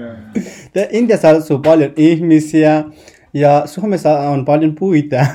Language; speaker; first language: Finnish; non-native, learner; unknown